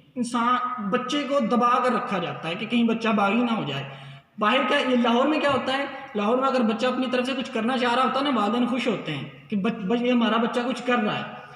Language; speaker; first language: Urdu; non-native, local second language; Punjabi